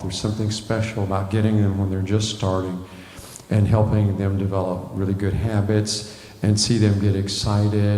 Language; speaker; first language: English; native; English